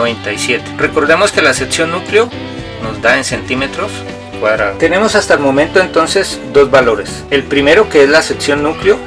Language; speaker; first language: Spanish; native; Spanish